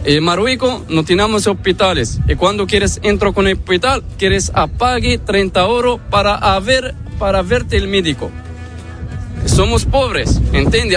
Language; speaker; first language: Spanish; non-native, learner; Arabic